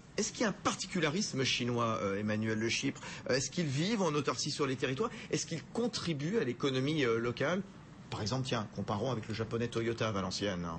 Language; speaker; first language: French; native; French